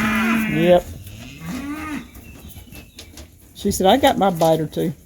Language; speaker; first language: English; native; English